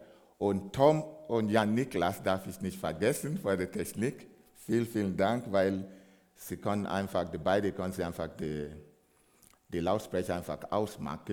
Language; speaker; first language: German; non-native, fluent; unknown